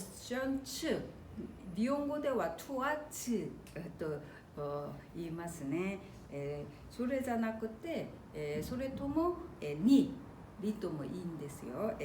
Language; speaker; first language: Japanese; non-native, fluent; Korean